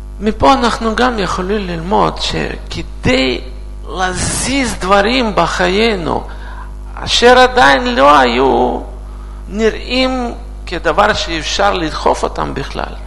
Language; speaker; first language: Hebrew; non-native, learner; Russian